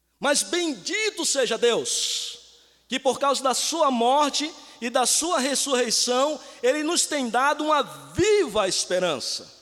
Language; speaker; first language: Portuguese; native; Portuguese